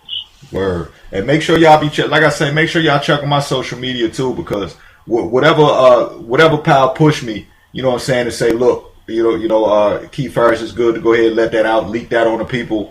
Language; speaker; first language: English; native; English